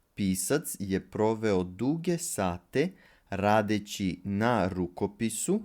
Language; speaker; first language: Serbian; native; Serbian